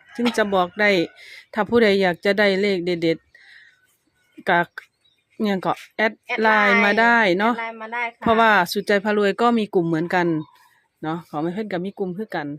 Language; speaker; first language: Thai; native; Thai